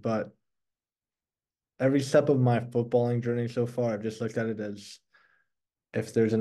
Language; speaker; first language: English; early bilingual, other home language; Persian